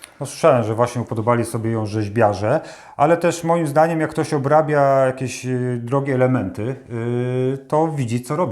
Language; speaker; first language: Polish; native; Polish